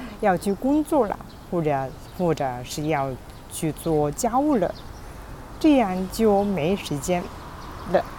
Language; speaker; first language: Chinese; non-native, fluent; Japanese